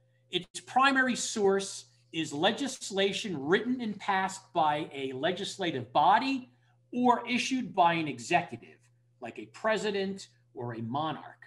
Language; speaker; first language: English; native; English